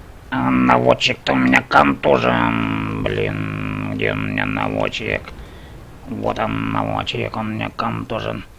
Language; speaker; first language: Russian; native; Russian